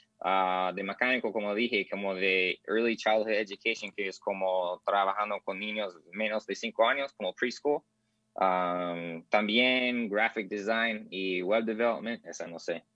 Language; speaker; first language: Spanish; non-native, learner; English